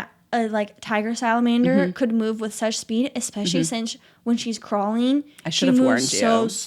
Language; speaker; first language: English; native; English